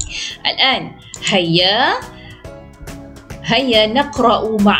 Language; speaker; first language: Arabic; non-native, fluent; Malay